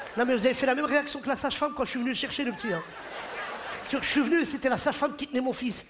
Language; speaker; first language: French; early bilingual, other home language; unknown